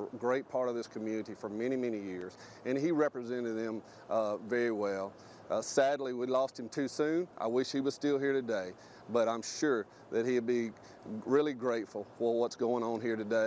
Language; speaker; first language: English; native; English